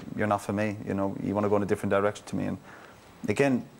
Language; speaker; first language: English; native; English